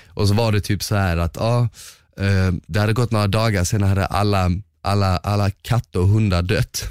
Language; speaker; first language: Swedish; early bilingual, other home language; Bosnian